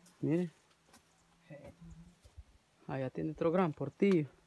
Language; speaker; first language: Spanish; native; Spanish